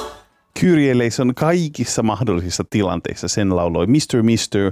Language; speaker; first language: Finnish; native; Finnish